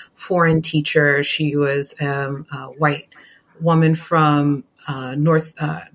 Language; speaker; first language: English; native; English